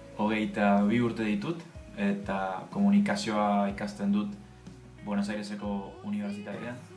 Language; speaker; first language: Basque; non-native, fluent; Spanish